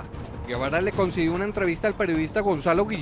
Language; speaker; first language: Spanish; native; Spanish